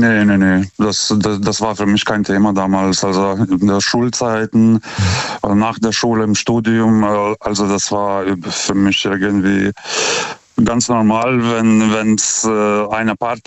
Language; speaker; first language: German; non-native, fluent; Lithuanian